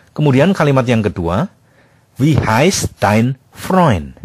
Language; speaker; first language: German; non-native, fluent; Indonesian